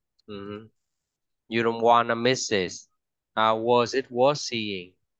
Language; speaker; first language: English; non-native, fluent; Vietnamese